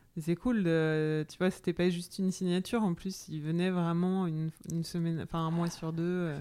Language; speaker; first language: French; native; French